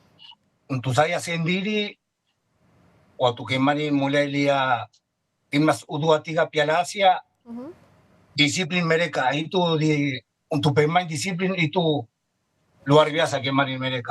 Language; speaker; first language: Indonesian; non-native, fluent; Spanish